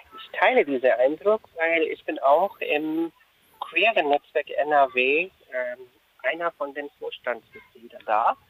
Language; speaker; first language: German; non-native, fluent; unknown